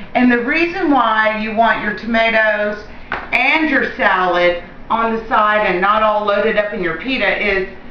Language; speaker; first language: English; native; English